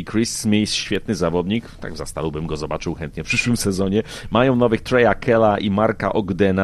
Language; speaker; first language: Polish; native; Polish